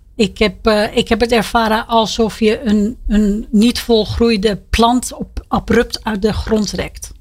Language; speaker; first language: Dutch; non-native, fluent; Persian